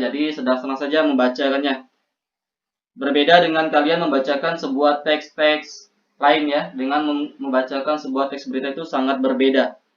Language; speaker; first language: Indonesian; native; Indonesian